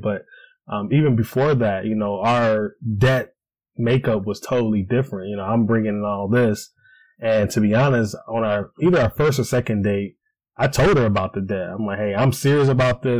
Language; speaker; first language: English; native; English